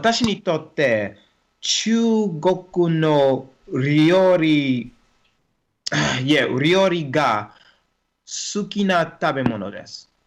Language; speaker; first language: Japanese; non-native, learner; English